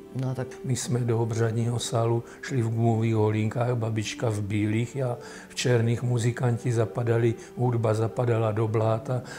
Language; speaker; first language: Czech; early bilingual, other home language; Bulgarian